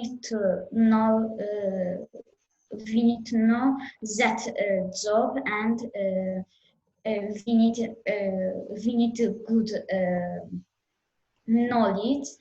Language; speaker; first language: English; non-native, learner; Azerbaijani